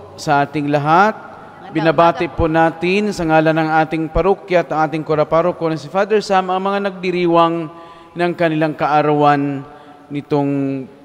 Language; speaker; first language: Filipino; native; Filipino